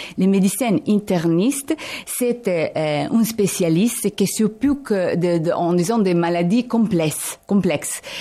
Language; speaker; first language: French; non-native, fluent; Italian